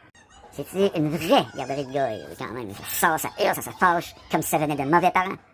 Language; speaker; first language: French; native; French